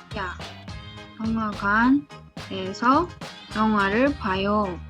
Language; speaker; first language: Korean; non-native, fluent; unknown